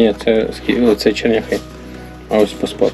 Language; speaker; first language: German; non-native, learner; Russian